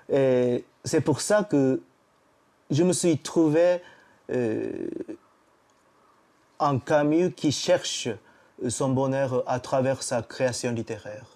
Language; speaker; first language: French; non-native, fluent; Japanese